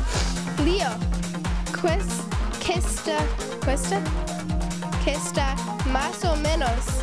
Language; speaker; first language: Spanish; non-native, learner; English